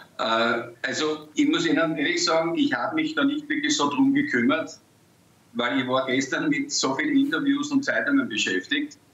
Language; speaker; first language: German; native; German